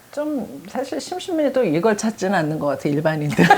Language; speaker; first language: Korean; native; Korean